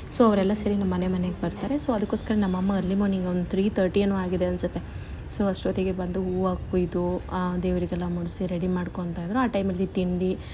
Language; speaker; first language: Kannada; non-native, local second language; Kodava